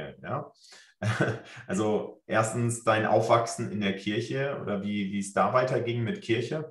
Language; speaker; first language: German; native; German